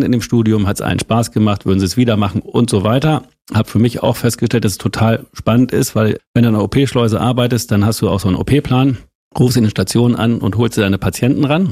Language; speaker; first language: German; native; German